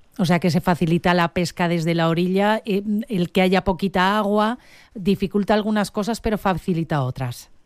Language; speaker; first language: Spanish; native; Spanish